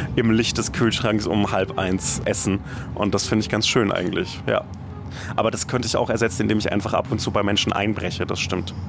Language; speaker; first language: German; native; German